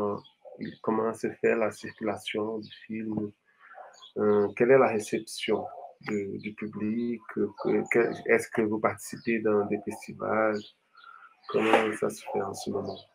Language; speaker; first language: French; non-native, fluent; Portuguese